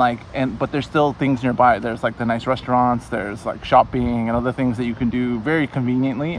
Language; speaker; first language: English; native; English